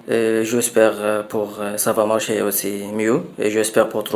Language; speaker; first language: French; non-native, learner; Arabic